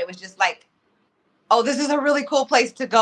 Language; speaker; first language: English; native; English